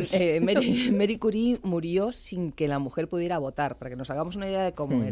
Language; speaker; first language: Spanish; native; Spanish